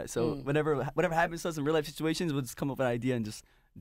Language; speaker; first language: English; native; English